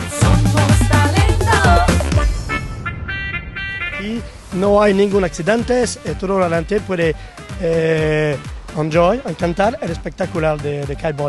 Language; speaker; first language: Spanish; non-native, learner; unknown